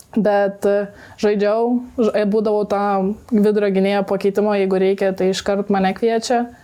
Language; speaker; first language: Lithuanian; native; Lithuanian